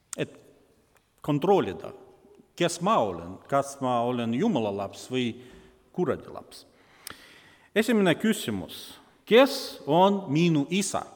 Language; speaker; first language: Estonian; non-native, local second language; Russian